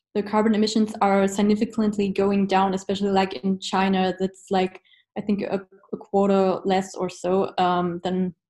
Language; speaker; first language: English; non-native, fluent; German